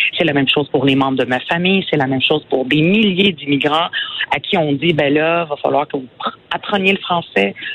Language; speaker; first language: French; early bilingual, other home language; Arabic